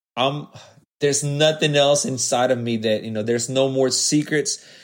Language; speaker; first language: English; early bilingual, other home language; Spanish